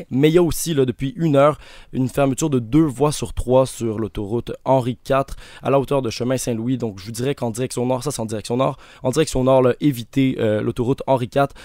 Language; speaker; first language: French; native; French